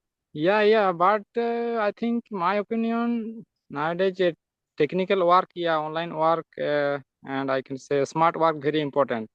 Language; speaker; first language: English; non-native, learner; Santali